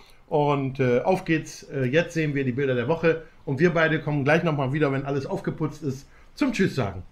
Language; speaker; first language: German; native; German